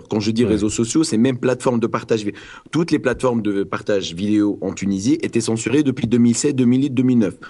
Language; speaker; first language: French; non-native, local second language; Arabic